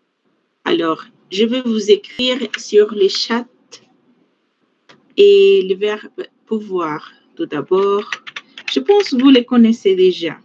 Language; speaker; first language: French; non-native, fluent; Spanish